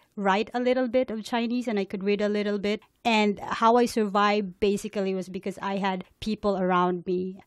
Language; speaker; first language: English; non-native, local second language; Cebuano